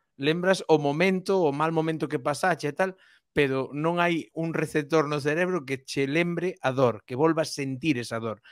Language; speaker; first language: Galician; native; Galician